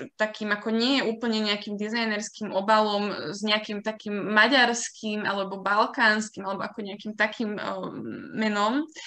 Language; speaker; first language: Slovak; native; Slovak